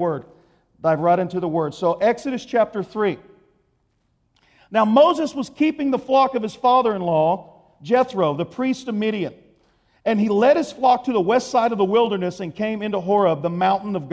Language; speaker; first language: English; native; English